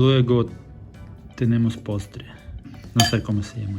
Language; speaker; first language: Spanish; non-native, learner; Russian